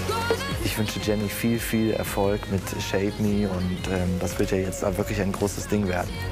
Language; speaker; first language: German; native; German